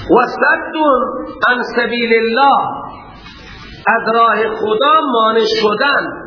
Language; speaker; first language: Persian; native; Persian